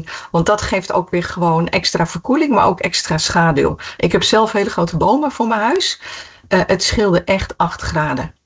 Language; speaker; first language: Dutch; native; Dutch